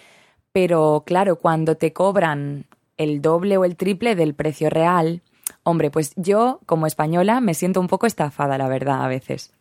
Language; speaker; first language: Spanish; native; Spanish